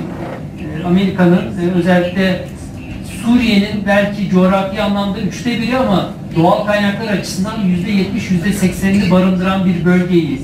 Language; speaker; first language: Turkish; native; Turkish